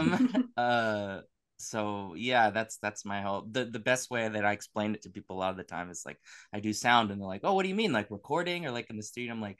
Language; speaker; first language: English; native; English